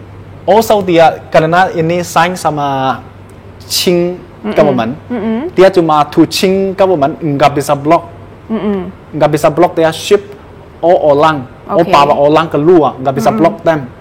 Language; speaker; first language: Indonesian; non-native, learner; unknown